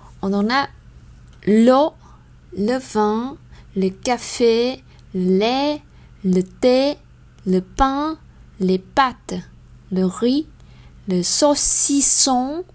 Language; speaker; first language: French; non-native, fluent; Vietnamese